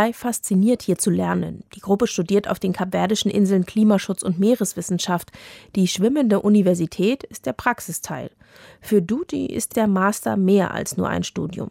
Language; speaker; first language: German; native; German